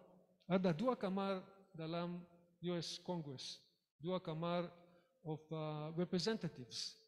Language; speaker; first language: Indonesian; non-native, learner; English